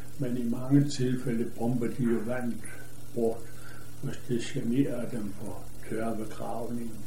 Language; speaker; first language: Danish; native; Danish